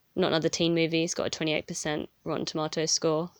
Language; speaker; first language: English; native; English